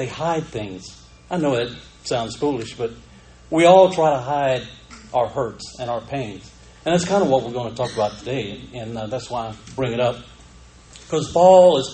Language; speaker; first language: English; native; English